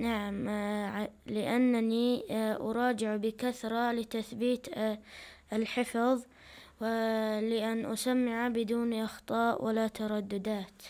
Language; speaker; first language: Arabic; early bilingual, other home language; Chechen